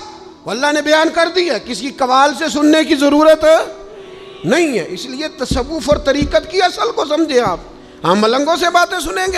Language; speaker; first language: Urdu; non-native, local second language; Punjabi